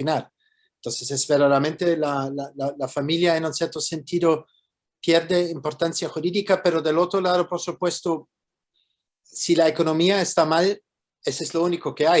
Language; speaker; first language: Spanish; non-native, fluent; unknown